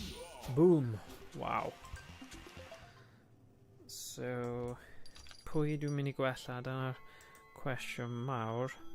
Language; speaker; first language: Welsh; non-native, local second language; English